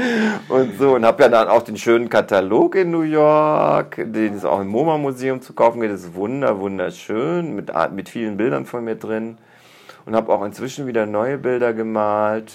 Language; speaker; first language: German; native; German